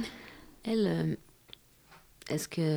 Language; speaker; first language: French; native; French